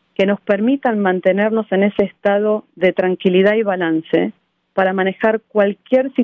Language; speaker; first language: Spanish; native; Spanish